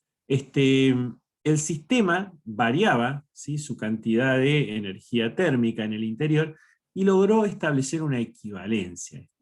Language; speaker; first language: Spanish; native; Spanish